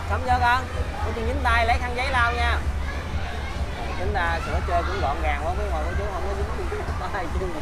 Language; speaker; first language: Vietnamese; native; Vietnamese